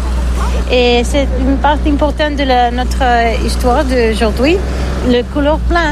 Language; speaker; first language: French; non-native, learner; Catalan